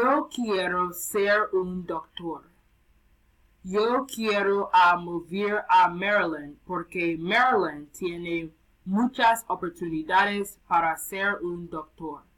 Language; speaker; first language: Spanish; non-native, learner; English